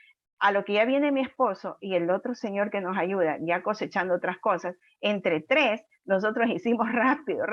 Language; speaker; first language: Spanish; native; Spanish